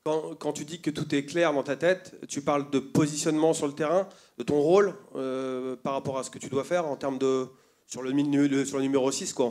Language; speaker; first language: French; native; French